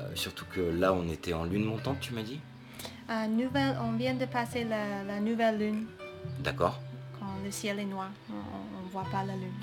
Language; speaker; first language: French; non-native, fluent; English